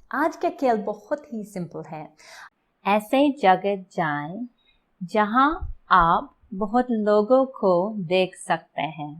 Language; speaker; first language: Hindi; non-native, learner; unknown